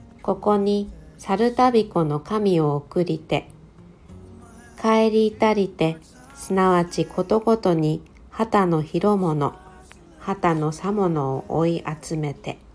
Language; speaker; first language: Japanese; native; Japanese